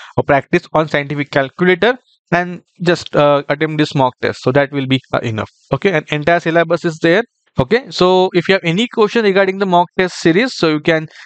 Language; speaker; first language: English; non-native, local second language; Marathi